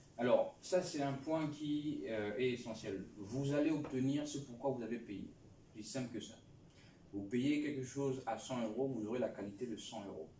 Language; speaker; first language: French; non-native, local second language; Lingala